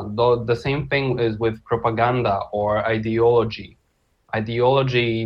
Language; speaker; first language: English; non-native, fluent; Polish